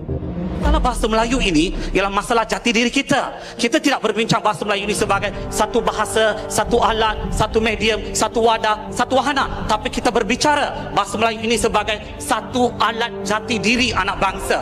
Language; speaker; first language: Malay; native; Malay